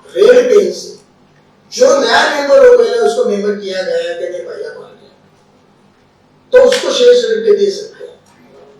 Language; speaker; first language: Hindi; non-native, local second language; Marathi